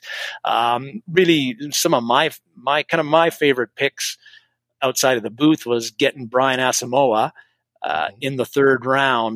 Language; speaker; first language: English; native; English